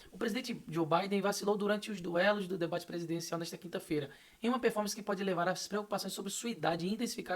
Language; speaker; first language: Portuguese; native; Portuguese